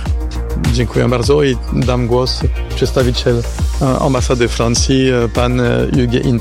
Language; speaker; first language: Polish; non-native, fluent; French